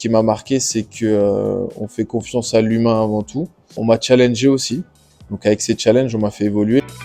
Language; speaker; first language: French; native; French